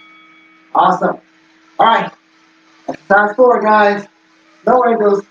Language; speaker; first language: English; native; English